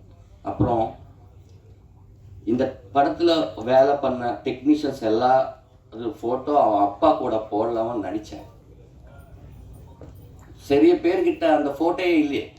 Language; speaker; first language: Tamil; non-native, learner; Telugu